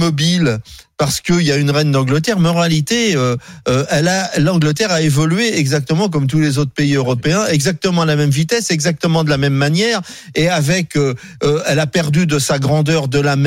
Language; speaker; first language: French; native; French